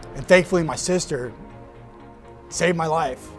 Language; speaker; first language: English; native; English